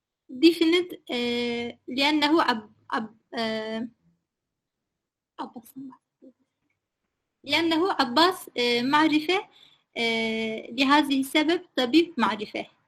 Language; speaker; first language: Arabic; non-native, learner; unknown